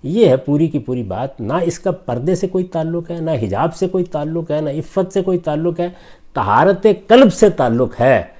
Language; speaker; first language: Urdu; non-native, local second language; Punjabi